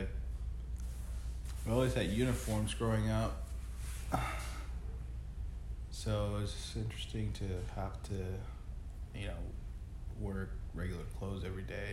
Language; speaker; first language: English; non-native, fluent; Spanish